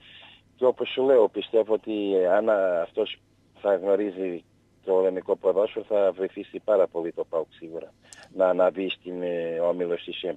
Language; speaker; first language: Greek; non-native, learner; Portuguese